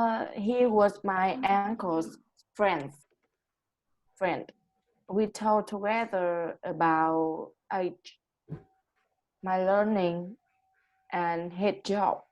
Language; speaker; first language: English; non-native, learner; Vietnamese